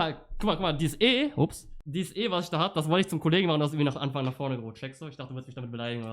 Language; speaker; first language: German; native; German